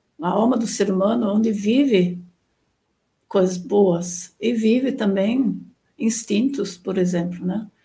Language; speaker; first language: Portuguese; non-native, fluent; German